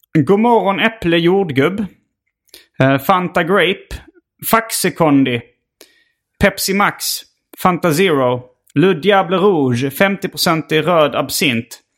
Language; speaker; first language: Swedish; native; Swedish